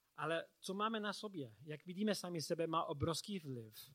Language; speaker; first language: Czech; non-native, learner; English